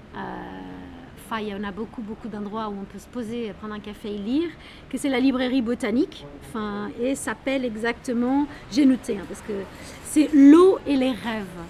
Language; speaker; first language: French; non-native, fluent; Portuguese